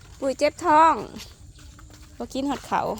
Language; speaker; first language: Thai; non-native, local second language; Northeastern Thai